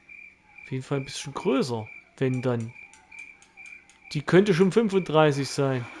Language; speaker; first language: German; native; German